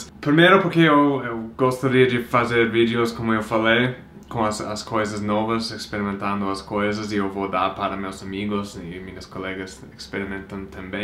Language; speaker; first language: Portuguese; non-native, fluent; English